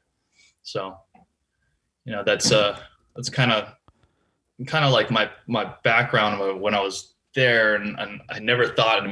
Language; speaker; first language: English; native; English